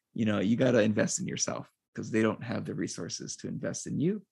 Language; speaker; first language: English; native; English